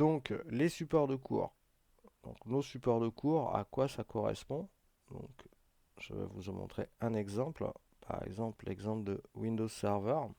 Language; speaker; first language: French; native; French